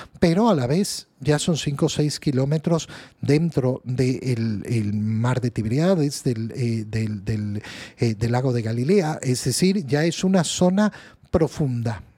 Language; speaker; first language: Spanish; native; Spanish